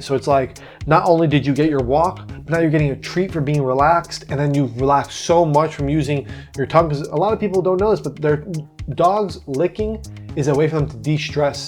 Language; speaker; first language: English; native; English